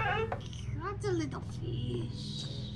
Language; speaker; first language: English; native; English